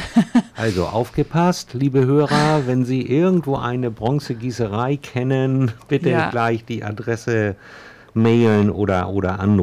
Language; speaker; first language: German; native; German